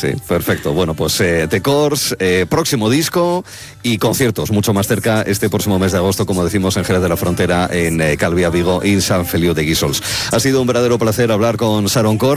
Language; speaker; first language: Spanish; native; Spanish